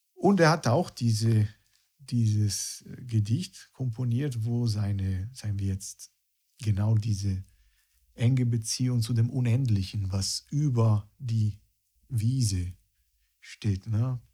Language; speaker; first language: German; non-native, fluent; Italian